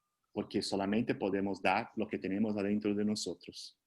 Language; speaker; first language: Spanish; non-native, fluent; Portuguese